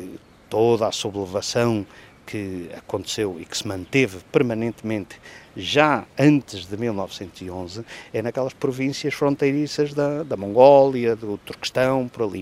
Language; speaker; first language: Portuguese; native; Portuguese